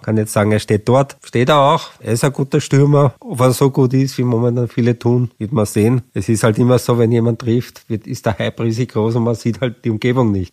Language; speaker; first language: German; native; German